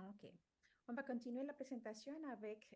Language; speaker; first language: French; non-native, fluent; Spanish